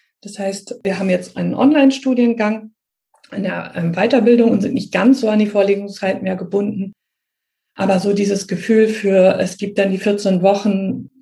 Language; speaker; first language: German; native; German